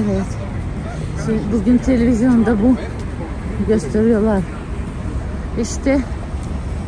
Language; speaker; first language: Turkish; non-native, learner; Russian